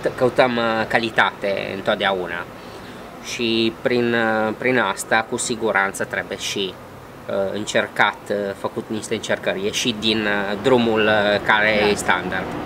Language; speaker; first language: Romanian; non-native, fluent; Italian